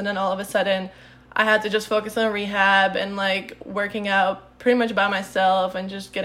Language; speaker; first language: English; non-native, fluent; Czech